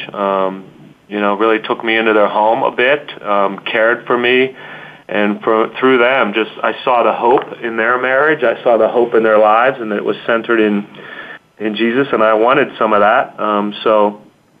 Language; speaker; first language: English; native; English